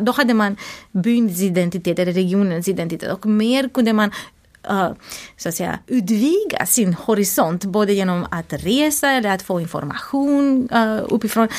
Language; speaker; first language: Swedish; non-native, fluent; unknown